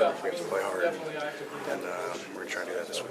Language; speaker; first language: English; native; English